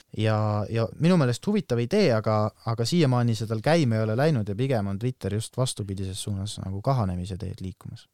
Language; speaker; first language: Estonian; native; Estonian